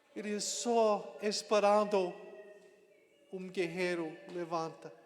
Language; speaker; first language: Portuguese; non-native, learner; English